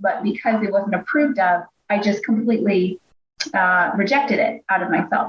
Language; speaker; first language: English; native; English